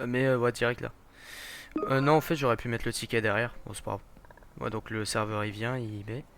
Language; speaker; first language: French; native; French